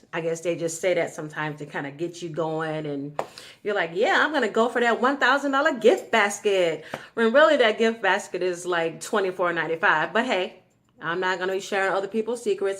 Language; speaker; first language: English; native; English